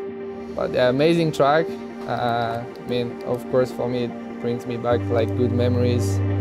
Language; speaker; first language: English; non-native, fluent; French